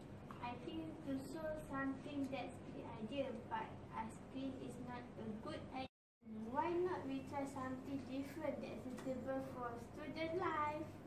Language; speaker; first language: English; non-native, local second language; Malay